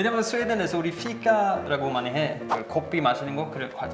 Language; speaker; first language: Korean; non-native, learner; Swedish